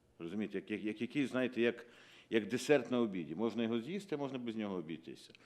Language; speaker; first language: Ukrainian; native; Ukrainian